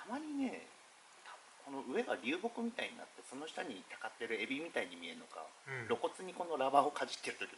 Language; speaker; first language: Japanese; native; Japanese